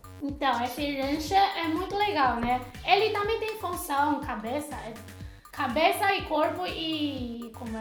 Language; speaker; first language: Portuguese; non-native, fluent; Chinese